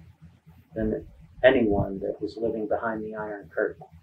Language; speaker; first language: English; native; English